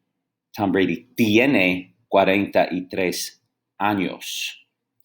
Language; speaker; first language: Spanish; non-native, fluent; English